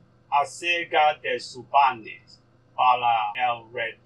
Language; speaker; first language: Spanish; non-native, learner; Cantonese